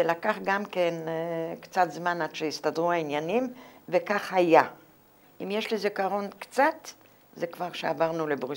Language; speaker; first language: Hebrew; non-native, fluent; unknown